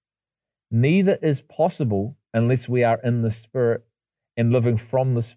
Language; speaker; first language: English; native; English